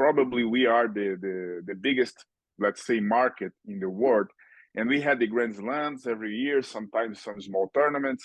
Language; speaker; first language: English; non-native, fluent; Portuguese